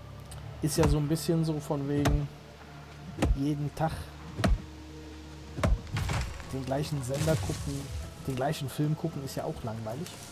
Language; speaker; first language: German; native; German